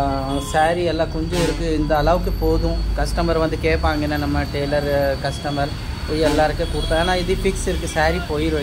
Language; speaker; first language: Tamil; non-native, local second language; Hindi